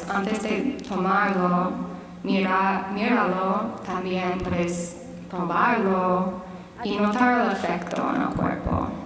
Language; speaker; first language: Spanish; non-native, fluent; English